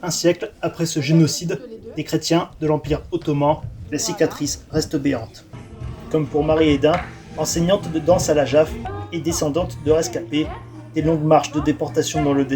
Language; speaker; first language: French; native; French